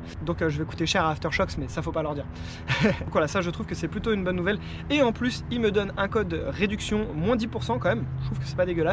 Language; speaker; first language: French; native; French